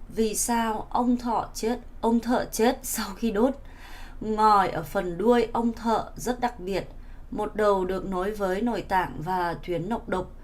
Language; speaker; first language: Vietnamese; non-native, fluent; Korean